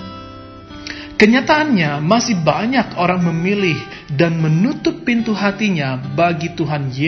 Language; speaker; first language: Indonesian; native; Indonesian